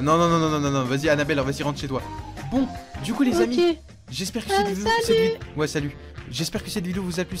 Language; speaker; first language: French; native; French